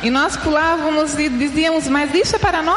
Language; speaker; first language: Portuguese; native; Portuguese